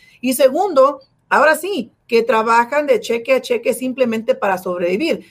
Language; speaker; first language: Spanish; early bilingual, heritage; Spanish